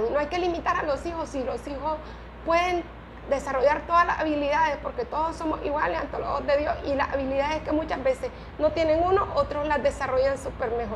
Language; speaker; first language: Spanish; native; Spanish